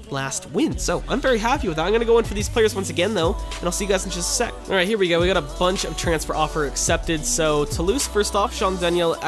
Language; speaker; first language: English; native; English